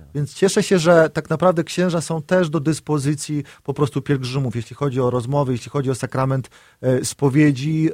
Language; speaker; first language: Polish; native; Polish